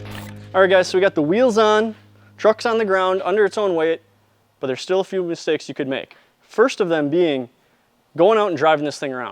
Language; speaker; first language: English; native; English